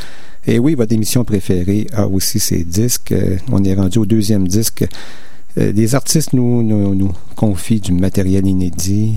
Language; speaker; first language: French; native; French